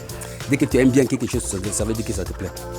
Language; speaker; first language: French; non-native, learner; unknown